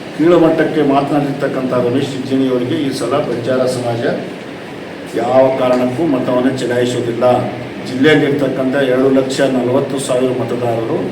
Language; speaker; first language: Kannada; non-native, local second language; Lambadi